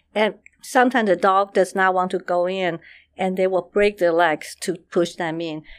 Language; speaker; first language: English; non-native, fluent; Chinese